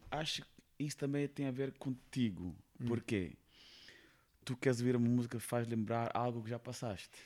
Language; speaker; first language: Portuguese; non-native, fluent; Kabuverdianu